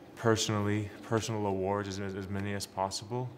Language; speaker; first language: English; non-native, fluent; Turkish